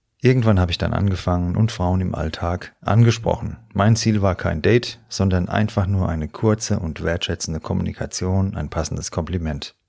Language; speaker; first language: German; native; German